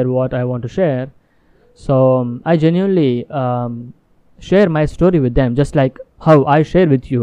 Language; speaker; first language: English; non-native, local second language; Telugu